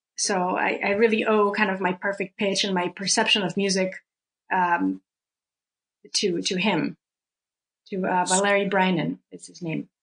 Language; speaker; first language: English; early bilingual, other home language; Russian